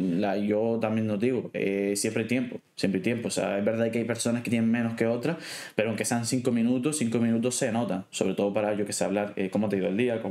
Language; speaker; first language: Spanish; native; Spanish